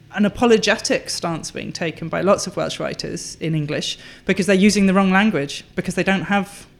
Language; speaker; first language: English; native; English